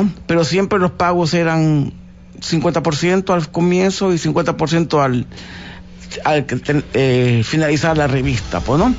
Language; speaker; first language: Spanish; native; Spanish